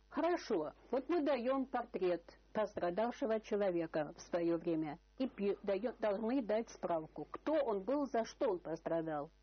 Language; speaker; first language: Russian; native; Russian